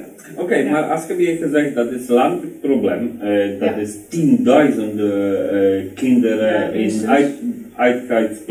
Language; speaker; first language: Dutch; non-native, learner; Polish